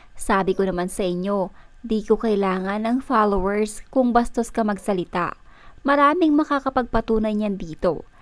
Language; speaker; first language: Filipino; native; Filipino